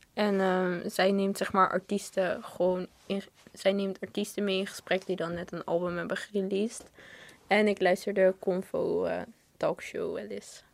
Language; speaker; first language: Dutch; native; Dutch